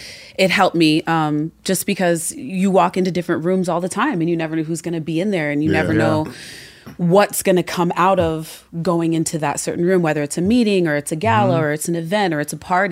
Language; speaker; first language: English; native; English